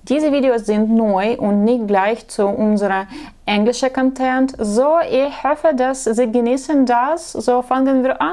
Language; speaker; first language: German; non-native, learner; Russian